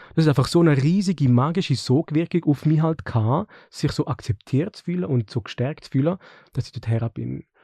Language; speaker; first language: German; early bilingual, other home language; Serbian